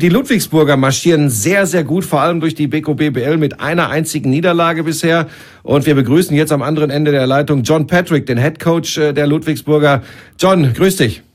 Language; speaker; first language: German; native; German